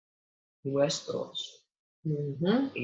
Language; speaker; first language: Spanish; non-native, learner; English